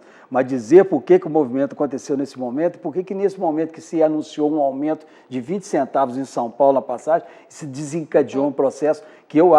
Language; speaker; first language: Portuguese; native; Portuguese